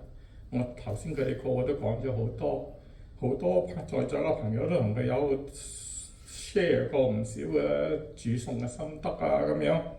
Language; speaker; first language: Cantonese; native; Cantonese